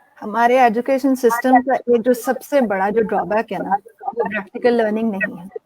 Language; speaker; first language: Urdu; native; Urdu